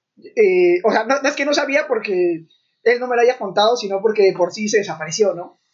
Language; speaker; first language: Spanish; native; Spanish